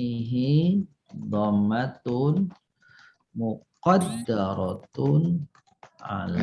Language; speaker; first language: Arabic; non-native, fluent; Indonesian